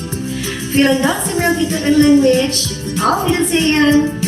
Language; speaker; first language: German; non-native, fluent; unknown